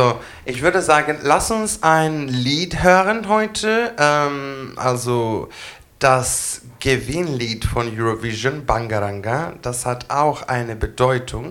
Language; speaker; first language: German; non-native, fluent; Greek